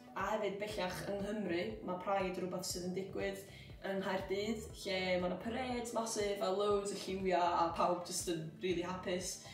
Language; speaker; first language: Welsh; native; Welsh